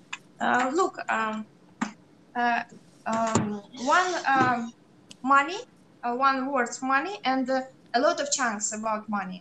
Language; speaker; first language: English; non-native, learner; Russian